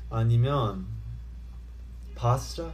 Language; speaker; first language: Korean; early bilingual, heritage; Korean